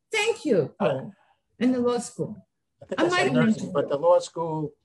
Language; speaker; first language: English; native; English